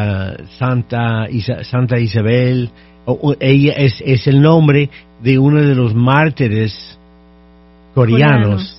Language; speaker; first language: Spanish; non-native, fluent; English